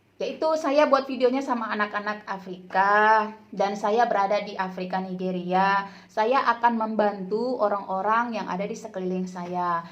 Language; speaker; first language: Indonesian; native; Indonesian